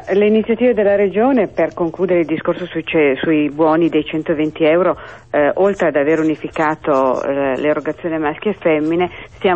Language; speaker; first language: Italian; native; Italian